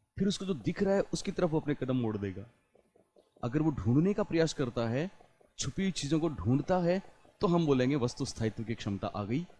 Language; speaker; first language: Hindi; native; Hindi